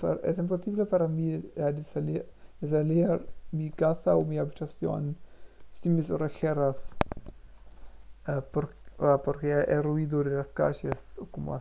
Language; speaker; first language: Spanish; non-native, learner; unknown